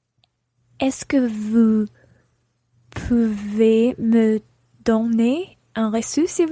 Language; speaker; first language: French; non-native, learner; English